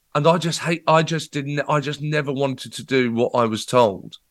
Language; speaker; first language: English; native; English